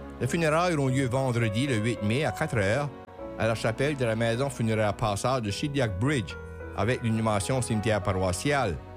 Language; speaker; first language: French; native; French